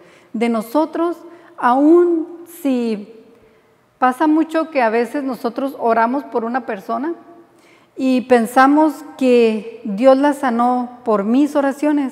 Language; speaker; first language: Spanish; native; Spanish